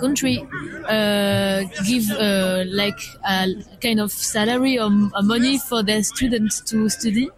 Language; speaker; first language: English; non-native, learner; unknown